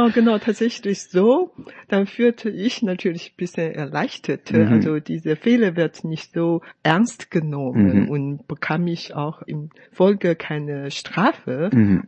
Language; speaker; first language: German; non-native, fluent; Chinese